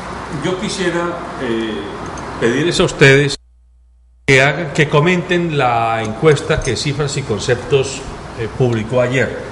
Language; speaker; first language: Spanish; native; Spanish